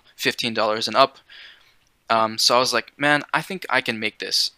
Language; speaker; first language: English; native; English